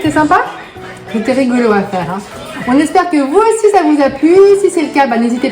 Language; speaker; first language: French; native; French